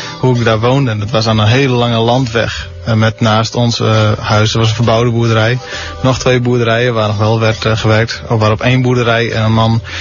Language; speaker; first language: Dutch; non-native, local second language; Western Frisian